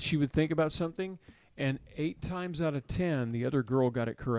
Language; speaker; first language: English; native; English